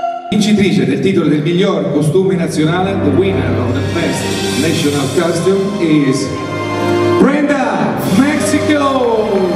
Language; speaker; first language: Italian; native; Italian